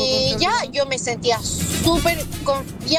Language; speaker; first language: Spanish; native; Spanish